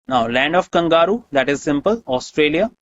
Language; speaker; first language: English; non-native, local second language; Hindi